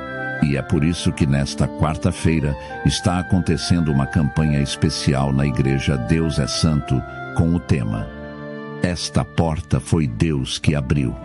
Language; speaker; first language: Portuguese; native; Portuguese